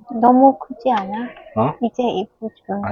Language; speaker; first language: Korean; non-native, learner; Vietnamese